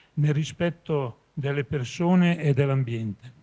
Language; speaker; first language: Italian; native; Italian